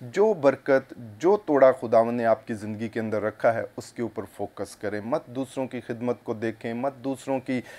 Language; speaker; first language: Urdu; non-native, local second language; Punjabi